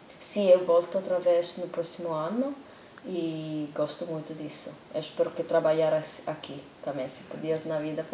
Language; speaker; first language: Portuguese; non-native, learner; Italian